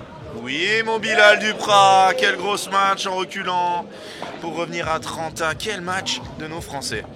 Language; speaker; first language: French; native; French